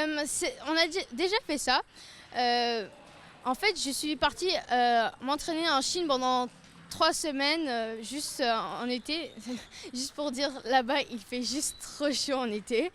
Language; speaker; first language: French; native; French